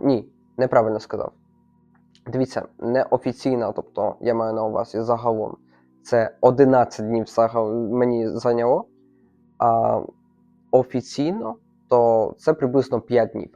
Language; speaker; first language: Ukrainian; native; Ukrainian